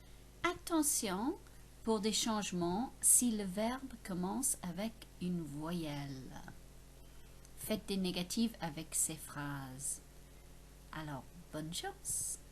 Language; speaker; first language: French; non-native, fluent; English